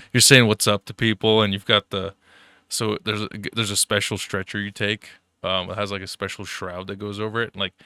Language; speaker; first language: English; early bilingual, other home language; German